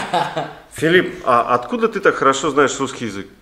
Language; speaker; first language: Russian; native; Russian